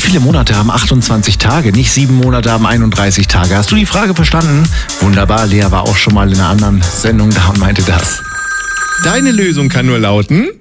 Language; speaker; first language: German; native; German